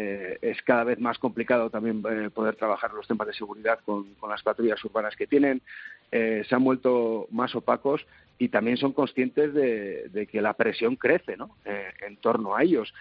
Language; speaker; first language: Spanish; native; Spanish